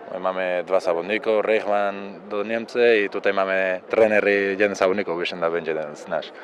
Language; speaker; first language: Polish; non-native, learner; Spanish